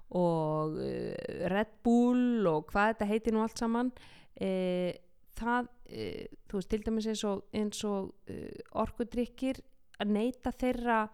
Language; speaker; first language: Icelandic; native; Icelandic